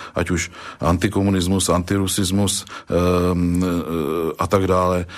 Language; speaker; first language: Czech; native; Czech